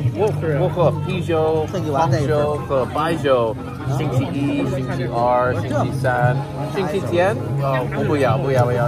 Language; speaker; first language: Chinese; non-native, learner; English